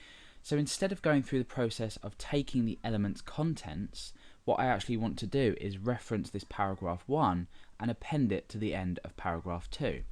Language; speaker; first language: English; native; English